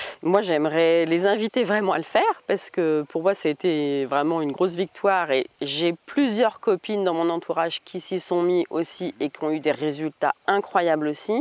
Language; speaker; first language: French; native; French